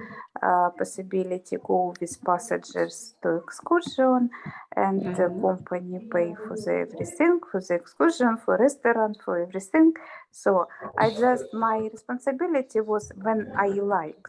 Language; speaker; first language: English; non-native, learner; Russian